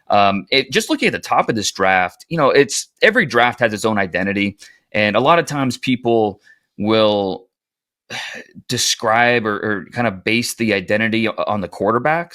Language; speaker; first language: English; native; English